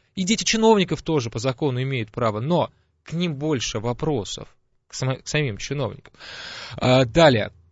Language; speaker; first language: Russian; native; Russian